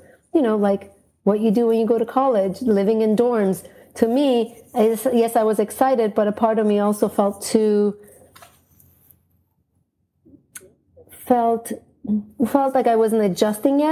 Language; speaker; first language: English; non-native, fluent; Turkish